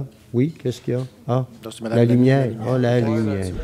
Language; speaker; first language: French; native; French